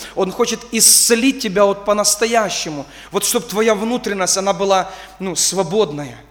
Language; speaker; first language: Russian; non-native, local second language; Ukrainian